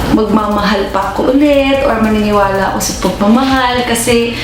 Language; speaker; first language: Filipino; non-native, local second language; Cebuano